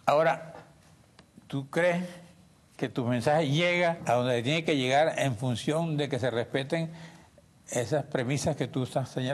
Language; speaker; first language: Spanish; native; Spanish